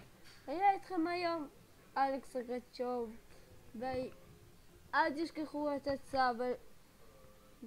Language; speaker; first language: Hebrew; native; Hebrew